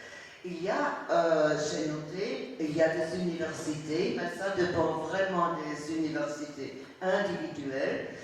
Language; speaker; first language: French; non-native, fluent; German